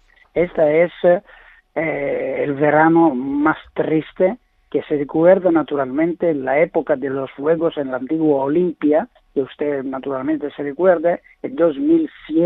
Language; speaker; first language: Spanish; non-native, learner; Greek